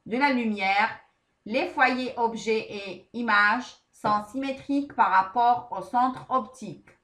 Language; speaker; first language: French; non-native, local second language; Arabic